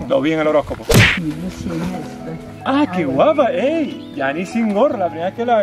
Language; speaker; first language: Spanish; native; Spanish